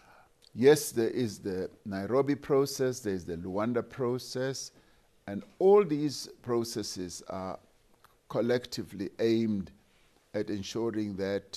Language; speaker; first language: English; non-native, local second language; Venda